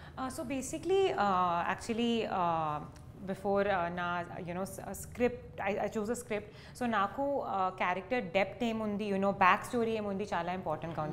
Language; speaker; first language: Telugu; non-native, learner; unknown